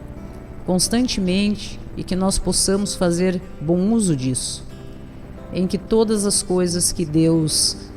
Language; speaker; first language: Portuguese; native; Portuguese